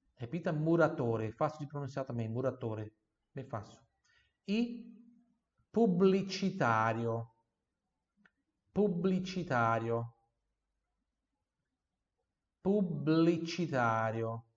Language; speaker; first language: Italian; non-native, fluent; Portuguese